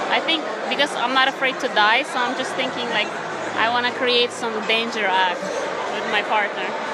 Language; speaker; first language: English; non-native, fluent; Ukrainian